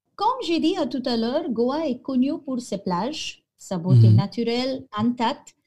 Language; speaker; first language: French; non-native, fluent; Konkani